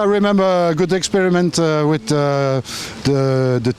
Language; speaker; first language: English; non-native, fluent; French